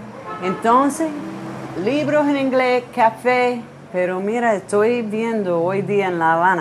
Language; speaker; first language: Spanish; non-native, fluent; English